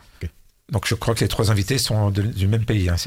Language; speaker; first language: French; native; French